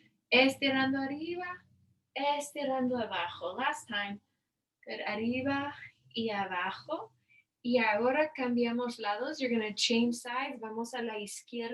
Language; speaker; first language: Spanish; non-native, learner; English